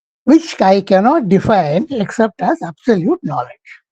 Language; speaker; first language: English; non-native, local second language; Tamil